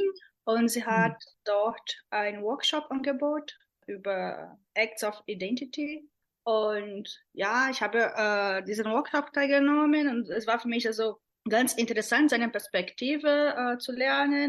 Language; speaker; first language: German; non-native, fluent; Portuguese